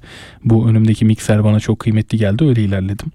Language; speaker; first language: Turkish; native; Turkish